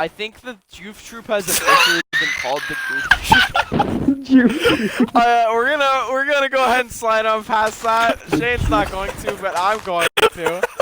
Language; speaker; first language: English; native; English